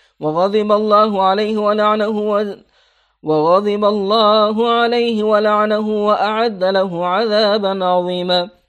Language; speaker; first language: Arabic; non-native, fluent; Persian